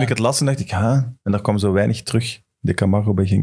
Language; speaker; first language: Dutch; native; Dutch